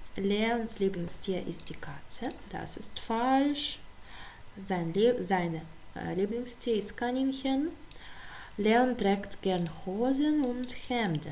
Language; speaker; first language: German; non-native, fluent; Ukrainian